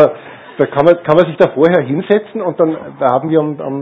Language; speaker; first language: German; native; German